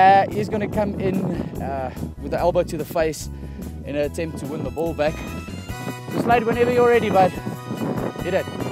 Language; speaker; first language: English; non-native, local second language; Afrikaans